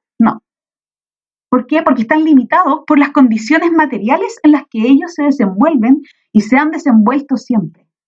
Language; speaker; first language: Spanish; native; Spanish